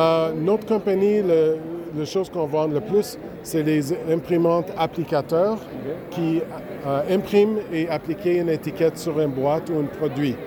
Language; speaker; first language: French; non-native, local second language; English